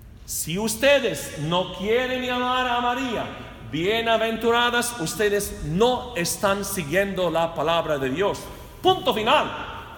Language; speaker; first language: Spanish; non-native, fluent; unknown